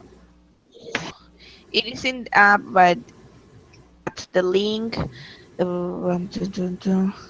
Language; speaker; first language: English; non-native, learner; Spanish